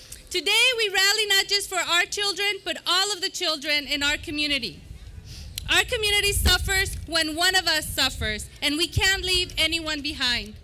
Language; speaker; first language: English; early bilingual, other home language; Spanish